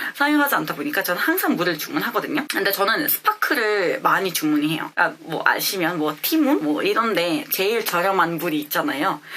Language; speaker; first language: Korean; non-native, fluent; Romanian